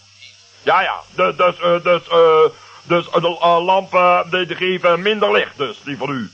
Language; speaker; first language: Dutch; native; Dutch